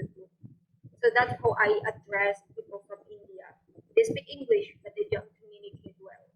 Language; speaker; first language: English; non-native, fluent; Indonesian